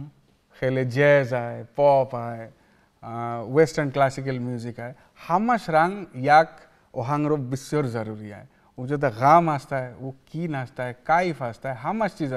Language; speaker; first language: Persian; non-native, learner; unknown